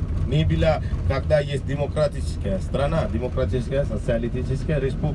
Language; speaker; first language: Russian; non-native, learner; Sinhala